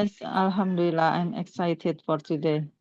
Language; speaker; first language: English; non-native, learner; Indonesian